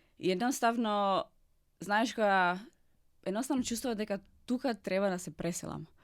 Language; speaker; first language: Macedonian; non-native, fluent; Czech